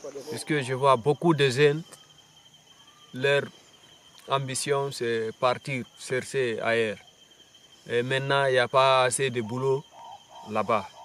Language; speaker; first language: French; non-native, local second language; Fula